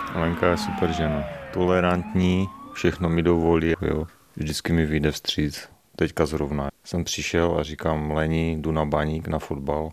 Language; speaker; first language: Czech; native; Czech